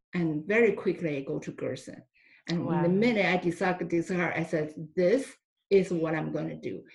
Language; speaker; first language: English; non-native, fluent; Chinese